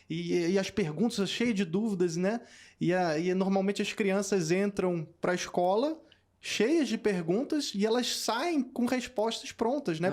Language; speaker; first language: Portuguese; native; Portuguese